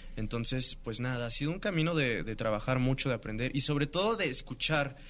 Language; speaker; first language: Spanish; native; Spanish